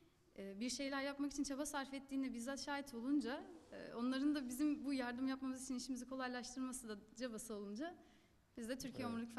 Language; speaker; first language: Turkish; native; Turkish